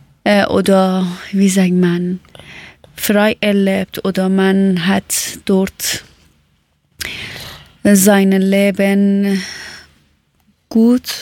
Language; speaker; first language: German; non-native, fluent; Persian